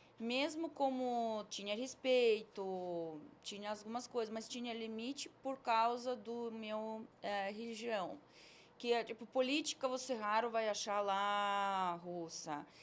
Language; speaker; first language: Portuguese; non-native, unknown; Russian